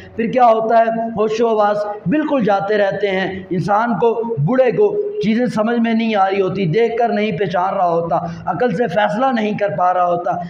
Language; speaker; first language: Urdu; non-native, local second language; Punjabi